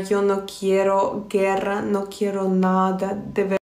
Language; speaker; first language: Spanish; non-native, fluent; Russian